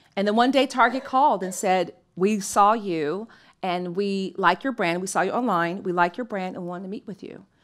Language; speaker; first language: English; native; English